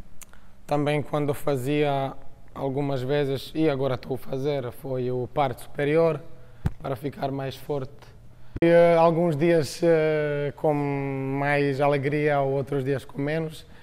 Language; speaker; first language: Portuguese; non-native, fluent; Croatian